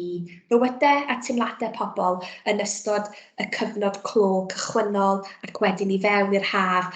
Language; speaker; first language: Welsh; native; Welsh